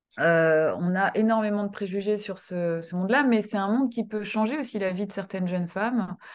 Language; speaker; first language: French; early bilingual, other home language; Kinyarwanda